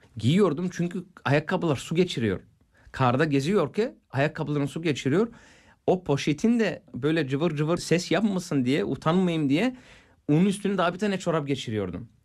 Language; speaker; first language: Turkish; non-native, fluent; Bulgarian